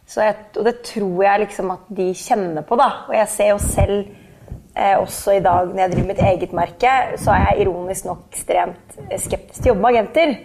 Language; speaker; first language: Norwegian; native; Norwegian